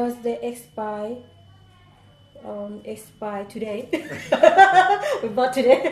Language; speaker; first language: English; non-native, learner; Thai